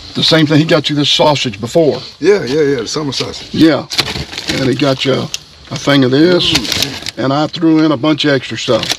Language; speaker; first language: English; native; English